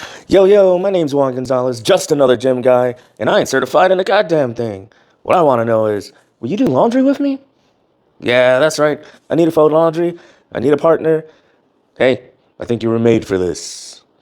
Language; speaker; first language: English; native; English